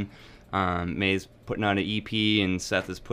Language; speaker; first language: English; native; English